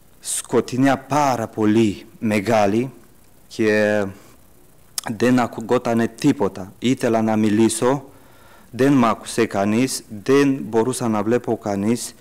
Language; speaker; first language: Greek; early bilingual, heritage; Greek